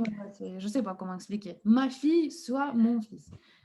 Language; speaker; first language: French; non-native, fluent; Russian